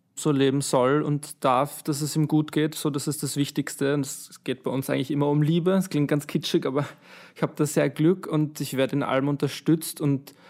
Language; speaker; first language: German; native; German